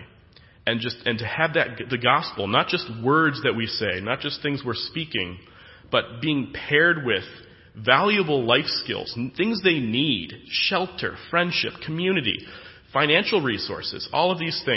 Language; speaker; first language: English; native; English